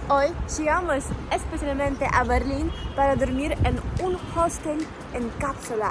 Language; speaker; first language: Spanish; non-native, learner; Ukrainian